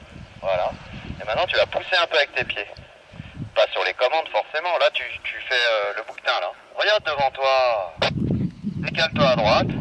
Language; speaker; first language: French; native; French